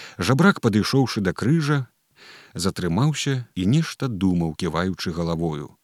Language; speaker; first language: Belarusian; native; Belarusian